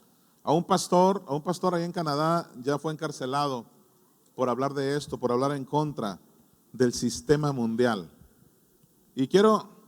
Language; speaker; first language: Spanish; native; Spanish